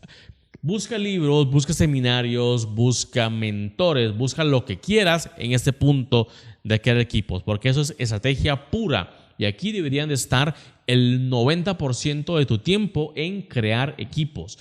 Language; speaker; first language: Spanish; native; Spanish